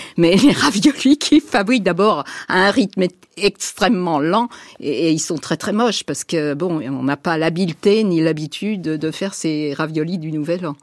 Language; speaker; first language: French; native; French